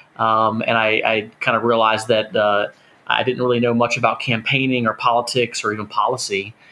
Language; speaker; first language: English; native; English